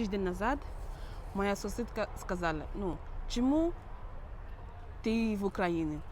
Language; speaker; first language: Ukrainian; non-native, learner; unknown